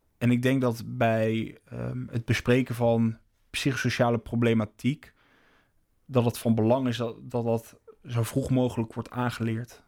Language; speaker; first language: Dutch; native; Dutch